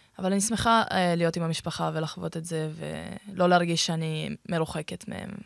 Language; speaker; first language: Hebrew; early bilingual, other home language; Russian